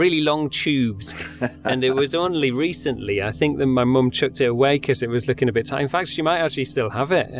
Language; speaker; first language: English; native; English